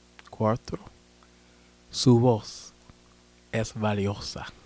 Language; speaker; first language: Spanish; non-native, learner; English